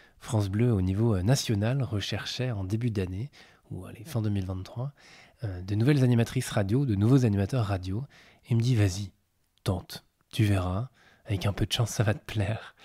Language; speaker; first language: French; native; French